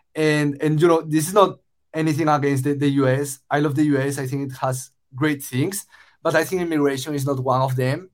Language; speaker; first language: English; non-native, fluent; Spanish